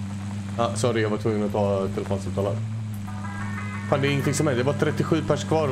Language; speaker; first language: Swedish; native; Swedish